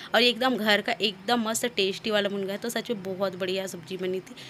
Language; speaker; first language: Hindi; native; Hindi